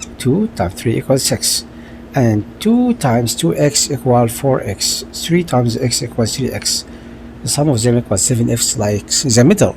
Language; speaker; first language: English; non-native, local second language; Arabic